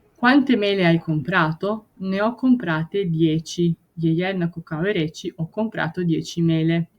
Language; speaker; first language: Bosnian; non-native, fluent; Italian